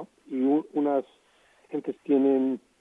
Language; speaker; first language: Spanish; non-native, fluent; English